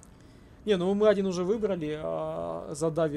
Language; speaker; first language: Russian; native; Russian